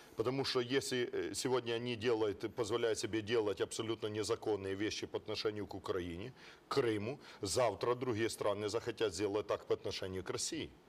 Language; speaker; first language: Russian; non-native, local second language; Ukrainian